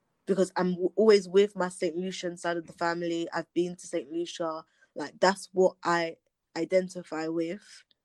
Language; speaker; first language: English; native; English